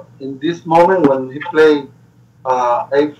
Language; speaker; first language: English; non-native, learner; Spanish